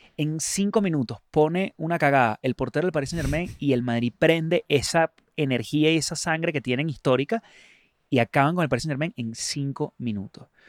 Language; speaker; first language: Spanish; native; Spanish